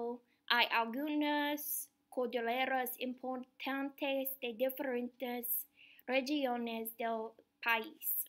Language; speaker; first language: Spanish; non-native, learner; English